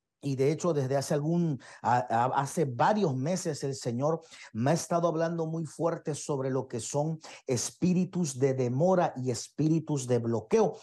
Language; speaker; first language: Spanish; native; Spanish